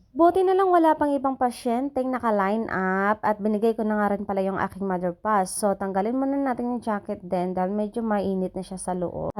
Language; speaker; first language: Filipino; native; Filipino